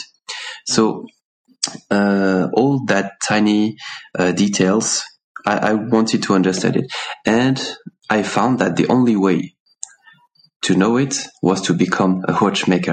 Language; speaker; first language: English; non-native, fluent; French